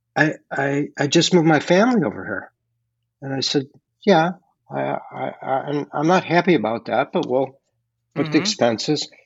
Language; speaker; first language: English; native; English